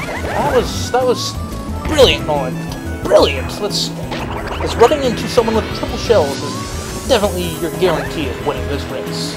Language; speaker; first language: English; native; English